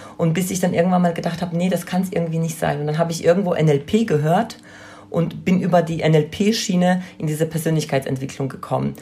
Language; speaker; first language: German; non-native, fluent; Polish